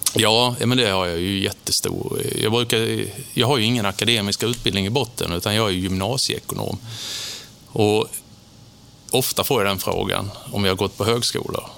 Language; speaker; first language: Swedish; native; Swedish